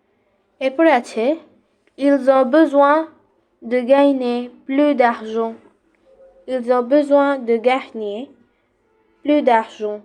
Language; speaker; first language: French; non-native, fluent; Bangla